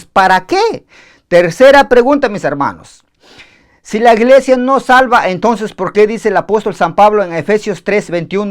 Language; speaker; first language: Spanish; native; Spanish